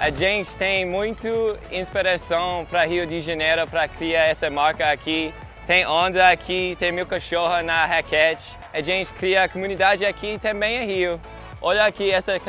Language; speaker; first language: Portuguese; non-native, learner; English